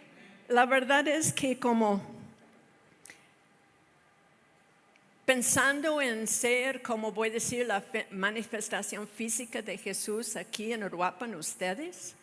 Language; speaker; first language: Spanish; non-native, fluent; English